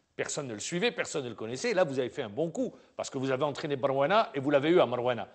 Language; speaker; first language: French; non-native, local second language; Arabic